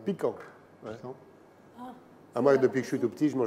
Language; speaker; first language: French; native; French